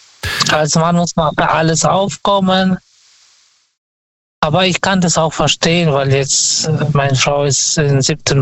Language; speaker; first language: German; non-native, fluent; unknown